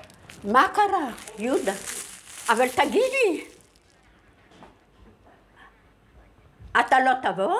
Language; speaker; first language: Hebrew; non-native, fluent; Polish